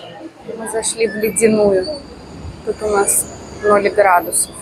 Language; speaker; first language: Russian; native; Russian